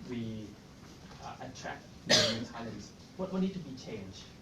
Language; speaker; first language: English; non-native, fluent; Thai